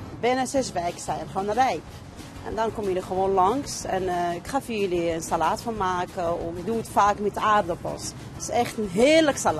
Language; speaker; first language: Dutch; non-native, fluent; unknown